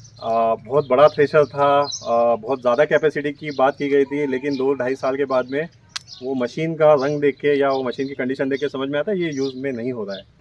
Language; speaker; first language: Hindi; non-native, local second language; Marathi